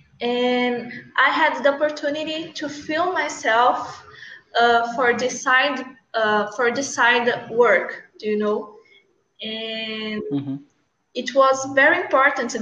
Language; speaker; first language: English; non-native, learner; Portuguese